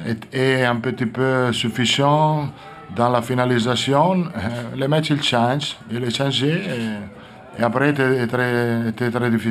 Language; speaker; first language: French; non-native, learner; Italian